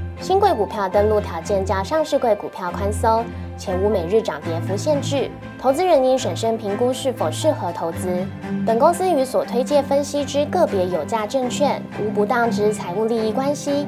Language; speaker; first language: Chinese; native; Chinese